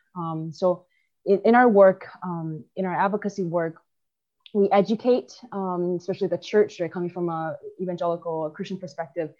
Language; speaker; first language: English; early bilingual, other home language; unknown